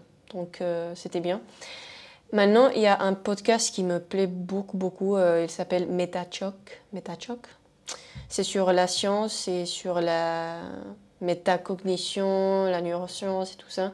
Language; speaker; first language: French; non-native, fluent; Spanish